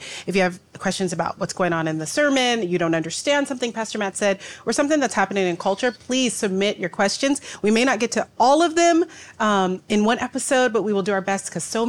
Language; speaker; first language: English; native; English